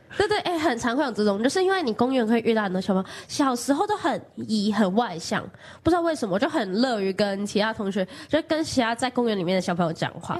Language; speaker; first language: Chinese; non-native, local second language; Cantonese